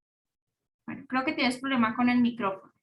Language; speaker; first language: Spanish; native; Spanish